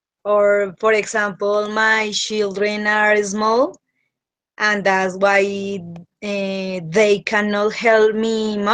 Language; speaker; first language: English; non-native, learner; Spanish